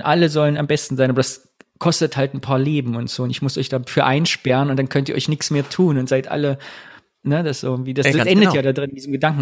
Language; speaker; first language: German; native; German